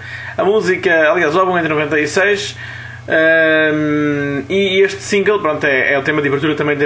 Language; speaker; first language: Portuguese; native; Portuguese